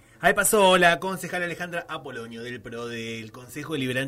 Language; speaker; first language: Spanish; native; Spanish